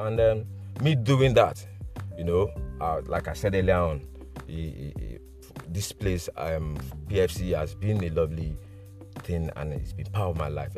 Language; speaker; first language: English; non-native, local second language; Yoruba